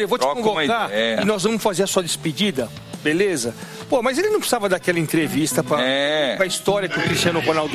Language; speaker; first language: Portuguese; native; Portuguese